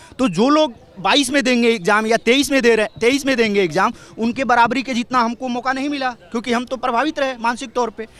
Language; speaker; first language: Hindi; native; Hindi